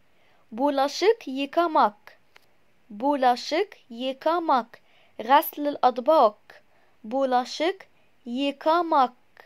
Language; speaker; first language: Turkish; non-native, fluent; Arabic